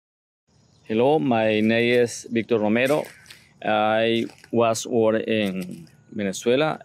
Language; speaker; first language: English; non-native, learner; Spanish